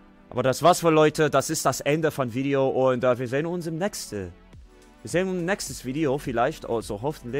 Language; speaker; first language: German; non-native, learner; English